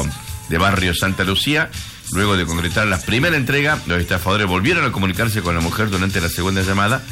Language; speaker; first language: Spanish; native; Spanish